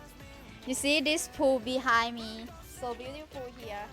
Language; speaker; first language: English; non-native, learner; Thai